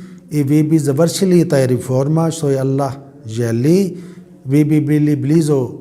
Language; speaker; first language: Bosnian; non-native, learner; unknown